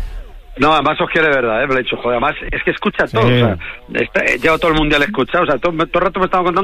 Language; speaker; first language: Spanish; native; Spanish